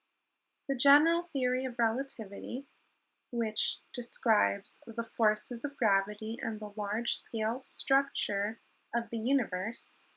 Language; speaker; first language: English; native; English